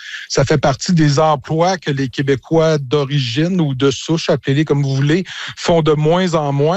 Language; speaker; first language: French; native; French